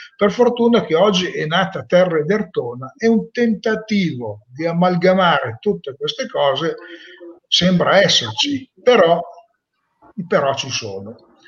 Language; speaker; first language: Italian; native; Italian